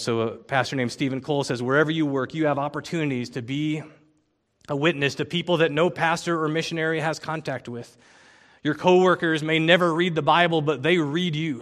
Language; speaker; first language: English; native; English